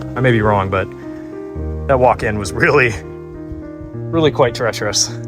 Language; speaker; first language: English; native; English